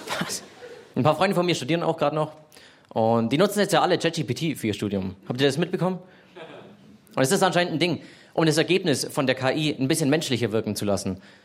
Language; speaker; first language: German; native; German